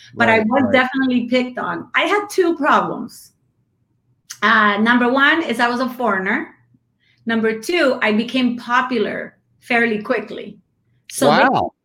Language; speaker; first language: English; non-native, fluent; Spanish